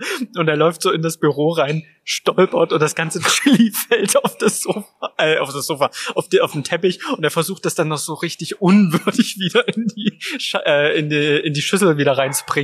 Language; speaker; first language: German; native; German